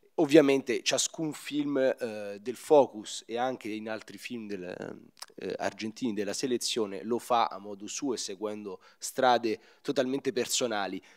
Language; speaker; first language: Italian; native; Italian